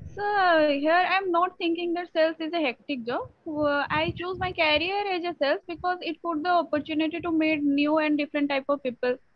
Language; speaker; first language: English; non-native, local second language; Odia